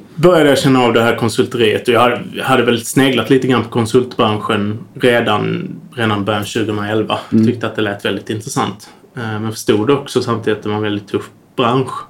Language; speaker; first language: Swedish; native; Swedish